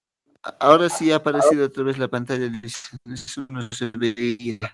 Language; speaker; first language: Spanish; non-native, local second language; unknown